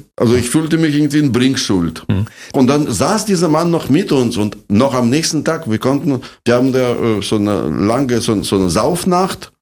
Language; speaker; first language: German; non-native, fluent; Russian